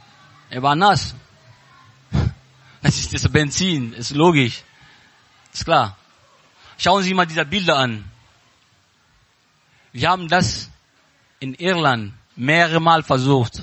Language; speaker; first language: German; non-native, learner; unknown